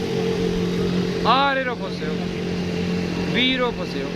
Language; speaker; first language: Korean; non-native, fluent; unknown